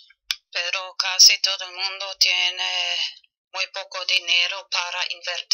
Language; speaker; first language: Spanish; non-native, fluent; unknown